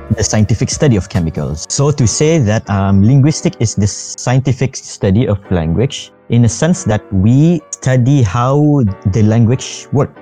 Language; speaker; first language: English; non-native, fluent; Malay